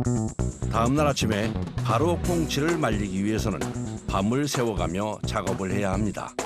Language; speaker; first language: Korean; native; Korean